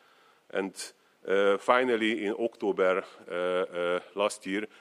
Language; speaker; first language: English; non-native, fluent; Hungarian